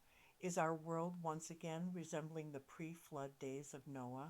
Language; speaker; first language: English; native; English